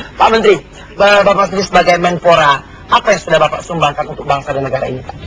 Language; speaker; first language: Indonesian; native; Indonesian